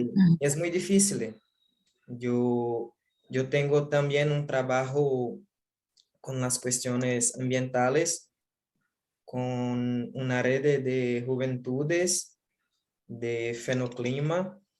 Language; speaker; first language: Spanish; non-native, learner; Portuguese